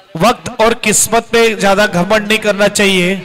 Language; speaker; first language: Hindi; non-native, local second language; Marathi